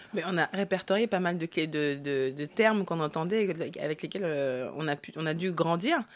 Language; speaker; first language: French; early bilingual, other home language; Lingala